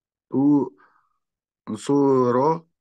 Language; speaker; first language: Korean; non-native, learner; Kyrgyz